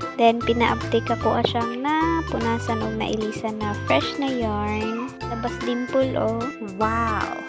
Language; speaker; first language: Cebuano; native; Cebuano